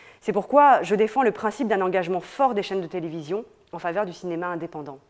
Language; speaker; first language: French; native; French